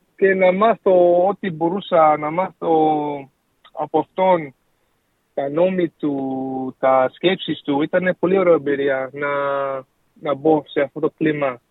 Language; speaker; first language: Greek; early bilingual, heritage; Greek